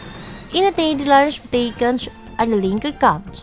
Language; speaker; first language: Dutch; non-native, fluent; Indonesian